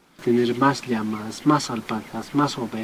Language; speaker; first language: Spanish; non-native, local second language; Quechua